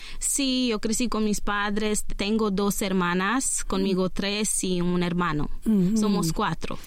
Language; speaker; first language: Spanish; non-native, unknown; Romanian